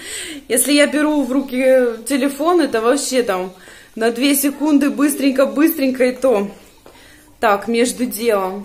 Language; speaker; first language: Russian; native; Russian